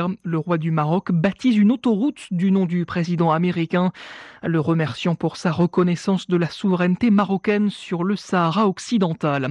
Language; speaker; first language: French; native; French